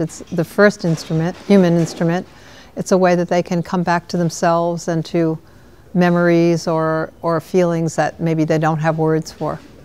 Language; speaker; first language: English; native; English